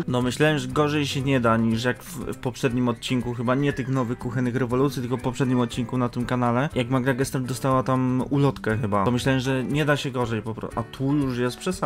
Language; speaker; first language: Polish; native; Polish